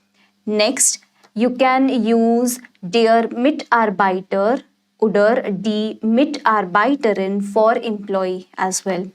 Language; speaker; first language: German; non-native, fluent; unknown